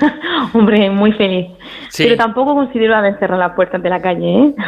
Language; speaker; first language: Spanish; early bilingual, heritage; Spanish